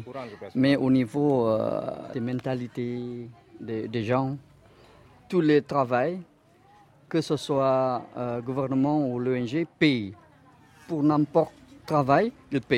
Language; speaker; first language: French; non-native, fluent; Indonesian